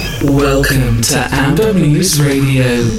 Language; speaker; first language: English; non-native, fluent; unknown